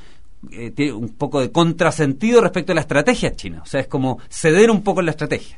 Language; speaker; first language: Spanish; native; Spanish